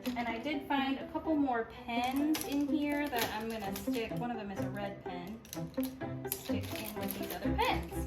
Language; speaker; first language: English; native; English